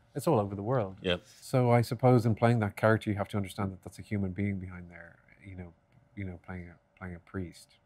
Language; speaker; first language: English; native; English